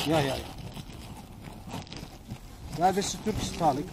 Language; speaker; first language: Dutch; non-native, learner; Turkish